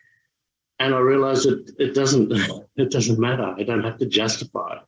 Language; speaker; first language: English; native; English